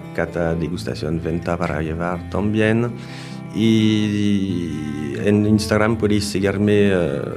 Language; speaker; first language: Spanish; non-native, learner; French